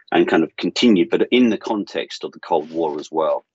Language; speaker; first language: English; native; English